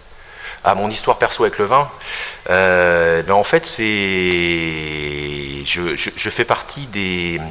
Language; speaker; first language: French; native; French